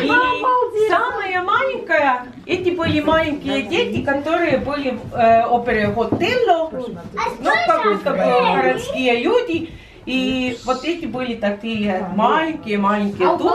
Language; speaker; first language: Russian; non-native, local second language; Estonian